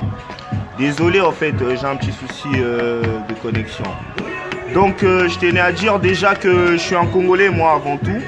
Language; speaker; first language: French; non-native, local second language; Lingala